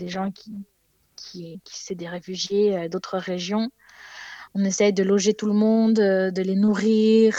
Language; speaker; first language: French; non-native, fluent; Ukrainian